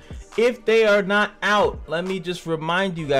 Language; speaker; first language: English; native; English